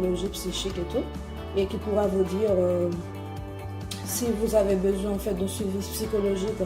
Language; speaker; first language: French; native; French